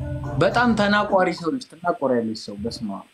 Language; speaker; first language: Amharic; native; Amharic